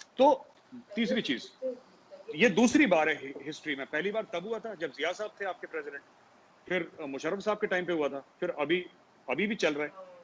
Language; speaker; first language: Hindi; native; Hindi